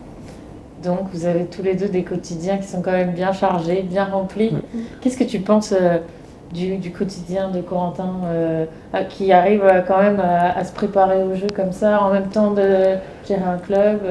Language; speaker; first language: French; native; French